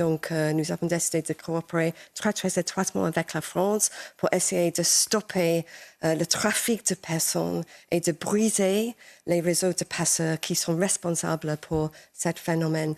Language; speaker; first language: French; non-native, fluent; English